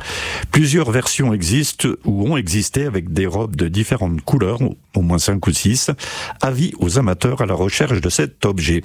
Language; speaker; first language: French; native; French